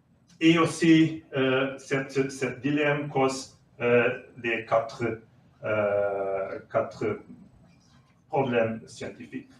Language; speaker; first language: French; non-native, learner; Portuguese